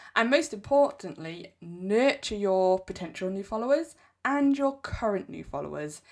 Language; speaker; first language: English; native; English